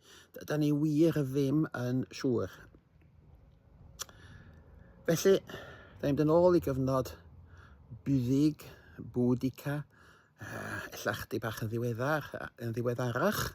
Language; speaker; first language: Welsh; native; Welsh